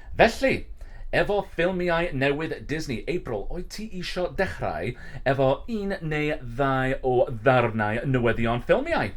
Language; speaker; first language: Welsh; non-native, learner; English